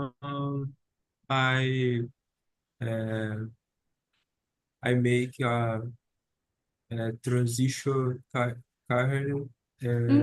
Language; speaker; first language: English; non-native, learner; Portuguese